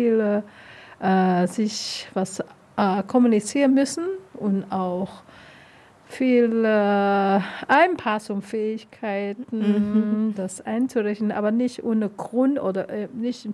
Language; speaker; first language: German; non-native, learner; Chinese